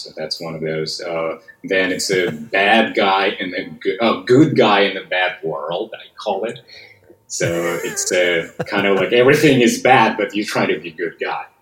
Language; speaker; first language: English; non-native, fluent; Russian